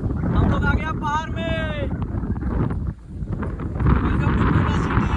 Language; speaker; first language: Hindi; non-native, local second language; Bangla